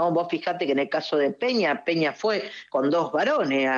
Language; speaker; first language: Spanish; native; Spanish